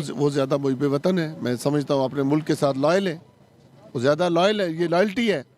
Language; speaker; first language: Urdu; non-native, local second language; Punjabi